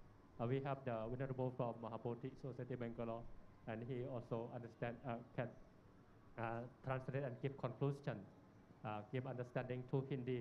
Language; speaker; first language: English; non-native, learner; Thai